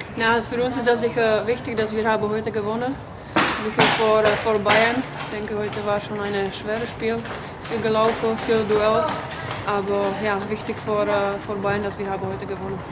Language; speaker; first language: German; non-native, fluent; Czech